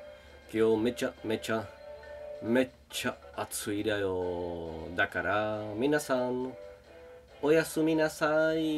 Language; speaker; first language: Japanese; non-native, learner; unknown